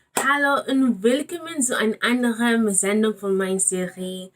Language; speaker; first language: German; non-native, learner; English